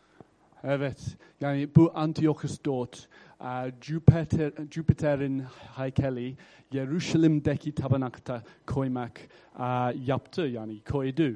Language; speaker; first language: Turkish; non-native, fluent; English